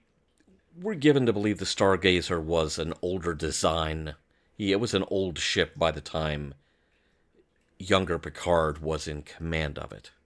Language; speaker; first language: English; native; English